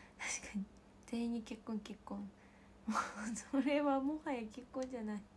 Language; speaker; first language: Japanese; native; Japanese